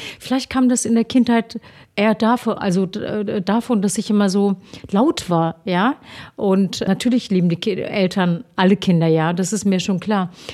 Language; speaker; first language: German; early bilingual, other home language; Turkish